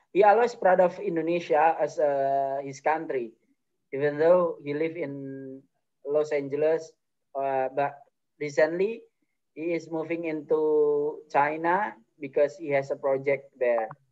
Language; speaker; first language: English; non-native, fluent; Indonesian